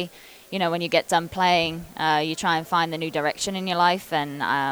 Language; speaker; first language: English; native; English